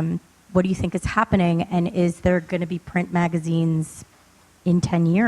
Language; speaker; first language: English; native; English